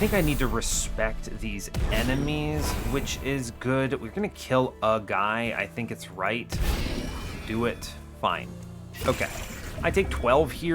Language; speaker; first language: English; native; English